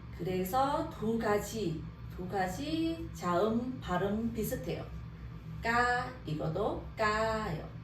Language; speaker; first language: Korean; non-native, learner; Vietnamese